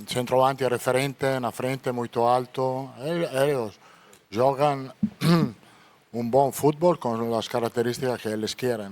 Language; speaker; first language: Portuguese; non-native, learner; Italian